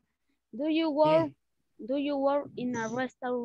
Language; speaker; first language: English; non-native, learner; Spanish